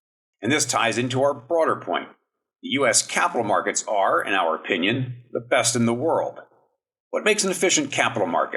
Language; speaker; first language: English; native; English